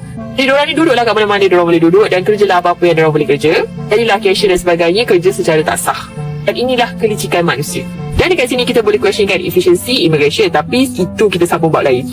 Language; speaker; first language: Malay; native; Malay